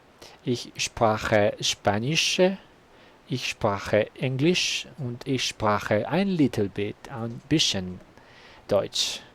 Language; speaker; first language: German; non-native, learner; Spanish